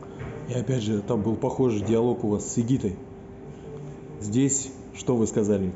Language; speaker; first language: Russian; native; Russian